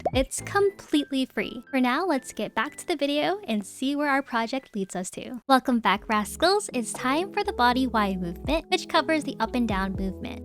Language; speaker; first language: English; native; English